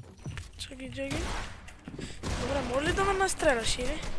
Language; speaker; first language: Bulgarian; native; Bulgarian